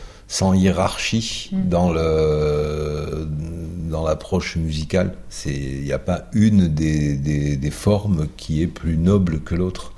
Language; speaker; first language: French; native; French